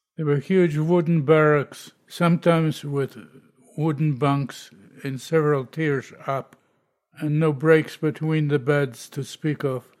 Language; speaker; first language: English; non-native, fluent; Polish